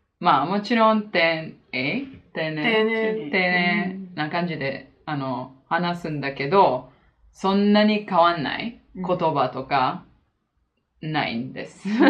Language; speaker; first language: Japanese; non-native, fluent; Italian